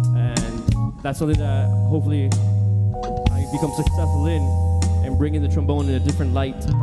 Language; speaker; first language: English; early bilingual, other home language; Spanish